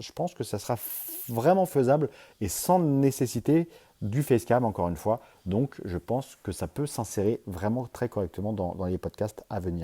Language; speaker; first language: French; native; French